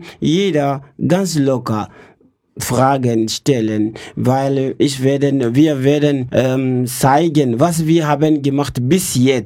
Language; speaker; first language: German; non-native, learner; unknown